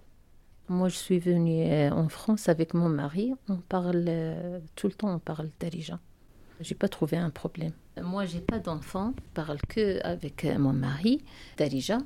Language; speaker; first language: French; non-native, learner; Arabic